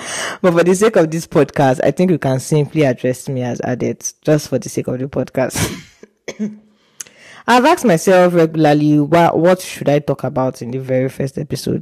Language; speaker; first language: English; non-native, local second language; Yoruba